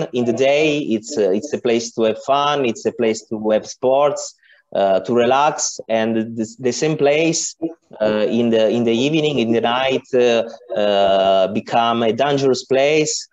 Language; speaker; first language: English; non-native, learner; Italian